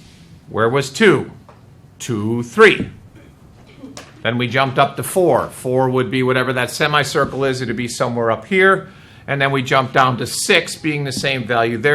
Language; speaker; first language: English; native; English